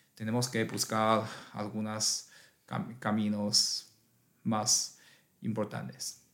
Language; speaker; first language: Spanish; non-native, learner; Chinese